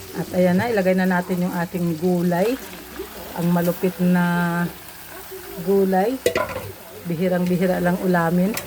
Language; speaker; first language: Filipino; non-native, local second language; Hiligaynon